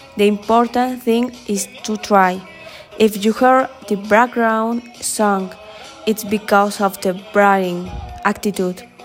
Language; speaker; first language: English; non-native, learner; Spanish